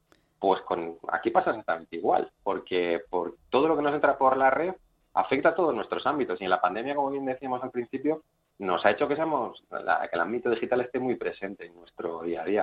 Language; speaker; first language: Spanish; native; Spanish